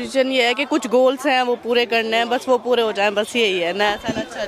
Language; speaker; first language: Hindi; native; Hindi